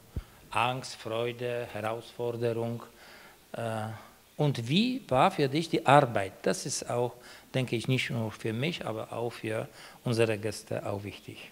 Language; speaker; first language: German; non-native, fluent; Polish